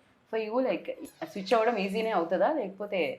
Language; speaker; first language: Telugu; native; Telugu